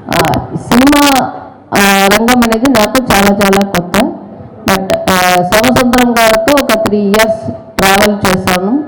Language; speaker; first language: Telugu; native; Telugu